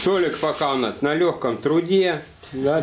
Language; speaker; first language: Russian; native; Russian